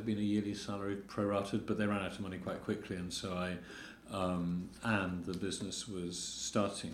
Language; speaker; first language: English; native; English